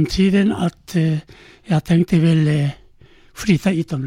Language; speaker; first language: Swedish; non-native, learner; Korean